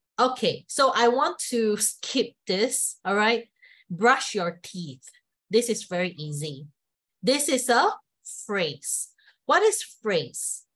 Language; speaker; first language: English; non-native, local second language; Chinese